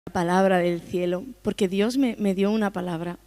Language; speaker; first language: Spanish; native; Spanish